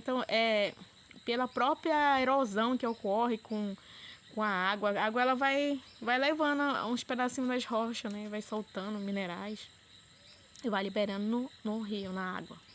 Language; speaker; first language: Portuguese; native; Portuguese